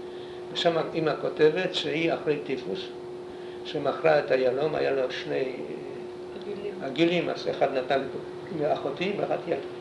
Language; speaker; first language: Hebrew; non-native, fluent; Polish